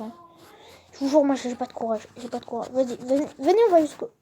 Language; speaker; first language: French; native; French